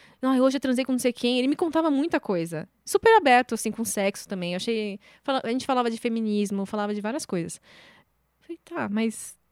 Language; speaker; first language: Portuguese; native; Portuguese